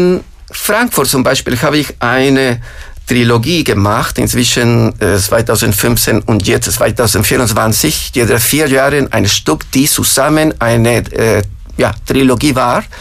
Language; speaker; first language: German; non-native, fluent; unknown